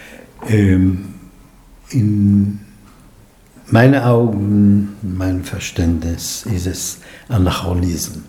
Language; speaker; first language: German; non-native, fluent; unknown